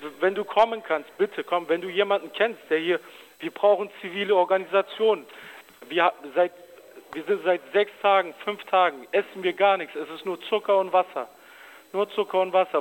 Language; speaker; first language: German; early bilingual, other home language; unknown